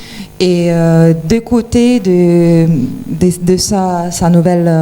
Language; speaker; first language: French; non-native, fluent; Ukrainian